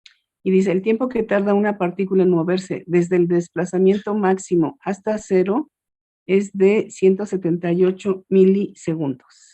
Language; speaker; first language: Spanish; native; Spanish